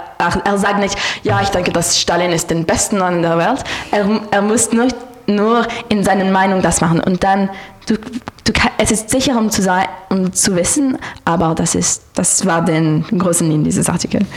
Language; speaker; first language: German; non-native, learner; French